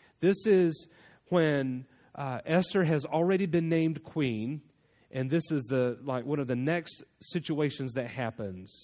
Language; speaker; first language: English; native; English